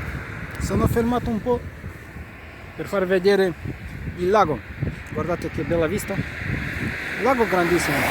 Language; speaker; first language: Italian; non-native, fluent; Romanian